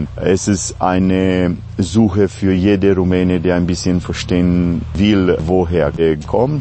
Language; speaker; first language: German; non-native, fluent; Romanian